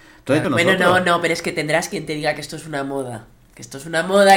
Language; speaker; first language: Spanish; native; Spanish